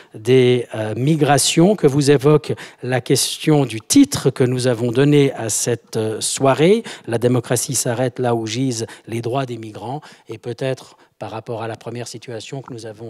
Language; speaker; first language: French; native; French